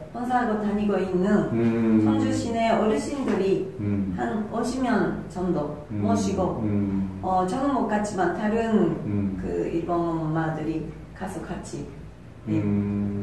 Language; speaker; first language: Korean; non-native, fluent; Japanese